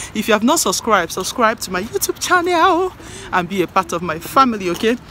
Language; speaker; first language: English; non-native, local second language; Igbo